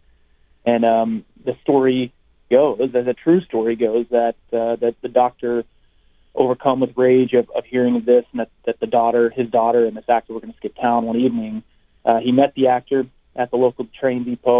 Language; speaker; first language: English; native; English